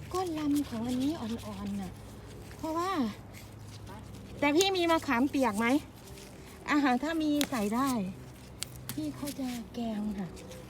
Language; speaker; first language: Thai; native; Thai